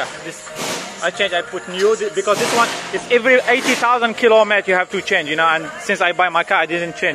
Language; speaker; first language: English; non-native, learner; French